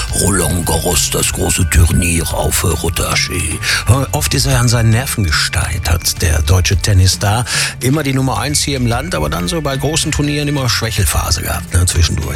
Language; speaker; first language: German; native; German